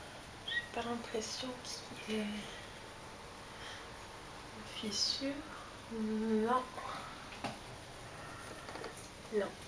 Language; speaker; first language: French; native; French